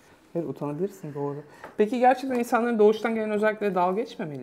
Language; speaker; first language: Turkish; native; Turkish